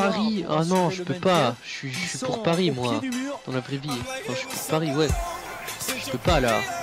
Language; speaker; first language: French; native; French